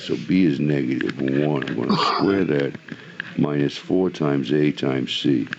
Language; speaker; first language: English; native; English